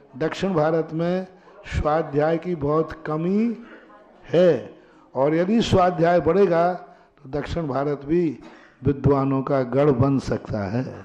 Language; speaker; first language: Hindi; native; Hindi